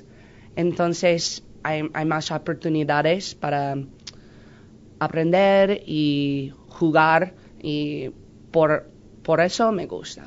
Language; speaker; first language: Spanish; non-native, learner; English